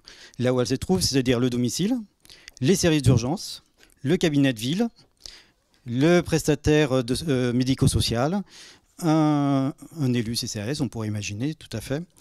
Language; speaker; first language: French; native; French